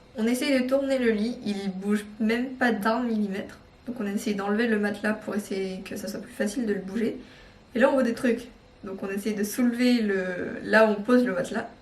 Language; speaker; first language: French; non-native, fluent; Korean